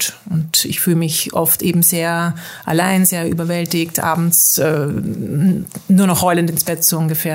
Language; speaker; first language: German; early bilingual, heritage; German